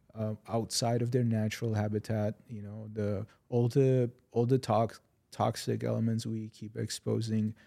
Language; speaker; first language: English; non-native, fluent; Arabic